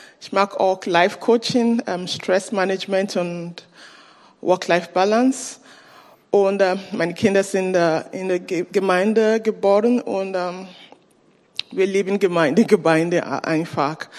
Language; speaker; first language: German; non-native, fluent; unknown